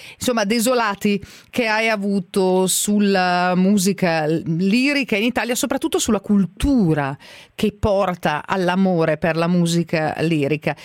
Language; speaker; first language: Italian; native; Italian